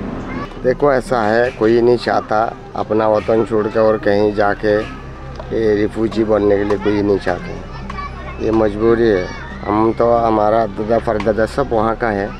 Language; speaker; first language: Hindi; non-native, fluent; Rohingya